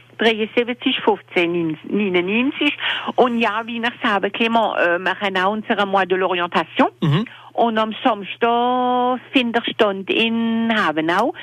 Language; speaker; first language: German; non-native, local second language; French